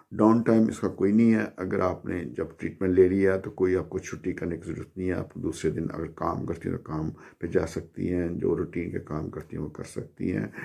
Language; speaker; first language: Urdu; non-native, local second language; Punjabi